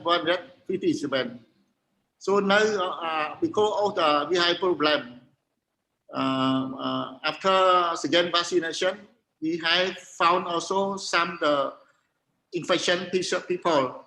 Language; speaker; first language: English; non-native, learner; Khmer